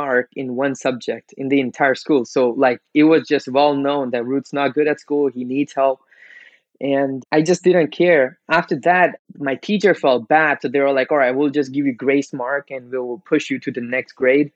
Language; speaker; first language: English; non-native, local second language; Gujarati